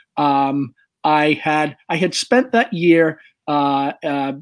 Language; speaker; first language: English; native; English